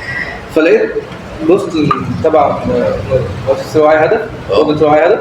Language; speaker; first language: Arabic; native; Arabic